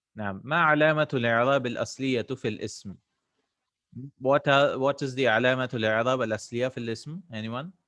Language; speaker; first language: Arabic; non-native, fluent; English